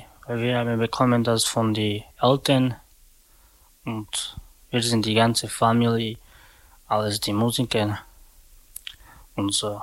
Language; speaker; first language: German; non-native, learner; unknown